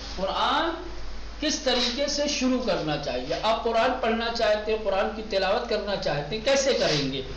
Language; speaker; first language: Urdu; native; Urdu